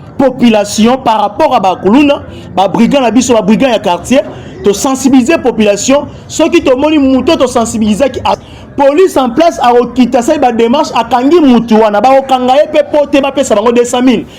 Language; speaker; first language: Lingala; native; Lingala